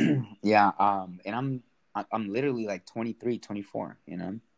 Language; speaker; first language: English; early bilingual, other home language; Spanish